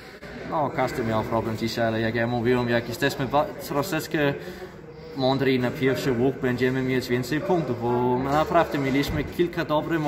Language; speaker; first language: Polish; non-native, learner; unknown